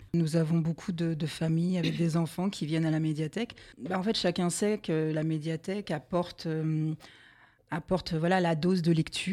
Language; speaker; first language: French; native; French